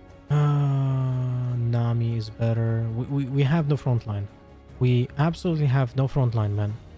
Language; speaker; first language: English; non-native, fluent; Polish